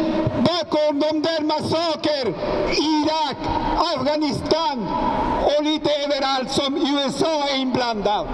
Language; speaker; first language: Swedish; non-native, fluent; Spanish